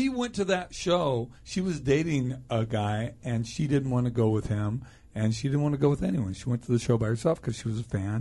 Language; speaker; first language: English; native; English